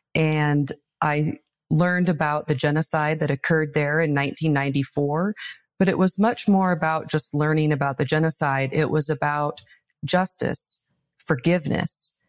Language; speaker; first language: English; native; English